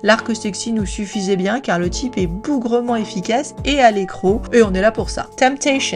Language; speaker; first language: French; native; French